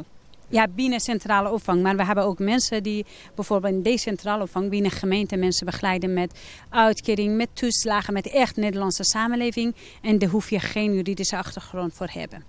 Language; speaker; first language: Dutch; non-native, fluent; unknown